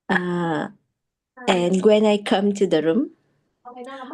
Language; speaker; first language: English; non-native, learner; Japanese